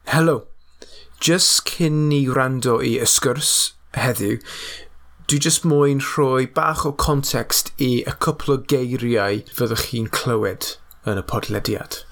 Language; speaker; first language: Welsh; non-native, local second language; English